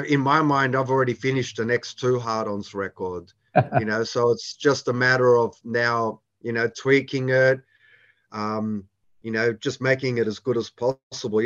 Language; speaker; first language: English; native; English